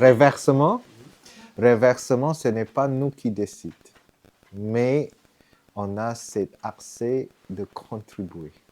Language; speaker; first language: French; non-native, fluent; Vietnamese